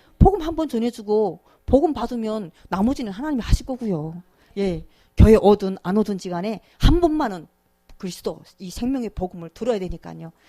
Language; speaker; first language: Korean; native; Korean